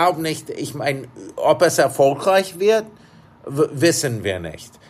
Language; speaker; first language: German; non-native, fluent; English